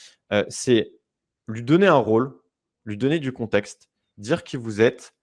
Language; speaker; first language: French; native; French